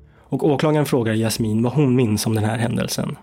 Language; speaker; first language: Swedish; native; Swedish